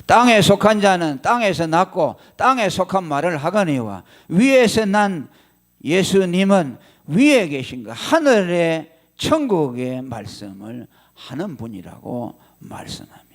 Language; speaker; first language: Korean; native; Korean